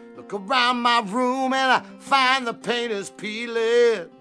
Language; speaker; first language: English; native; English